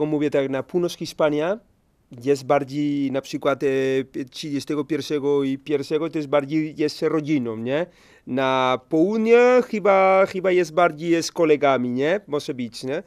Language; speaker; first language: Polish; non-native, learner; Spanish